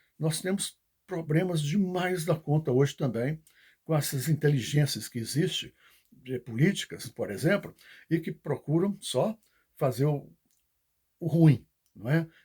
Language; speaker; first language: Portuguese; native; Portuguese